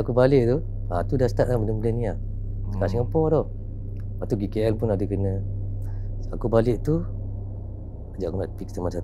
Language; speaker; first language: Malay; native; Malay